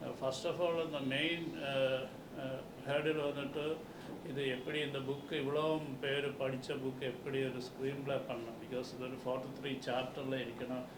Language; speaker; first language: Tamil; non-native, learner; Malayalam